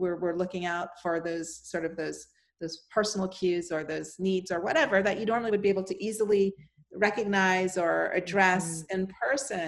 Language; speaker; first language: English; native; English